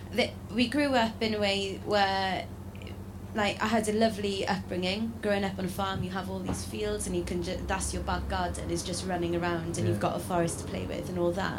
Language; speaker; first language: English; native; English